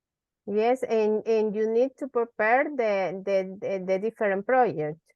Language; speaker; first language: English; non-native, learner; Spanish